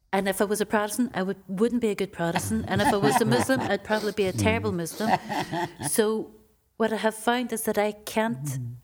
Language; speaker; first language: English; native; English